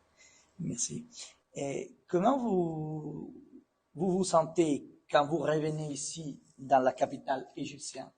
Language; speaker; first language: French; non-native, fluent; Italian